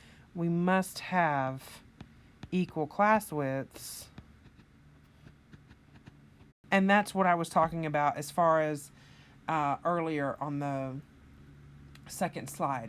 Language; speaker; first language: English; native; English